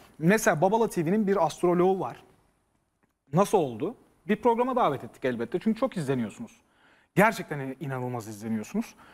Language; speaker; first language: Turkish; native; Turkish